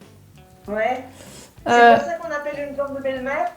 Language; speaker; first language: French; native; French